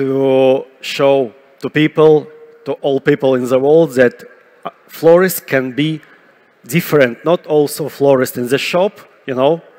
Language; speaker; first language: English; non-native, fluent; Russian